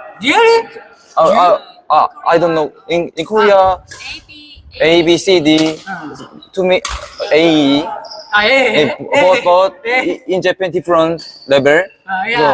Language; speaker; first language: English; non-native, learner; Korean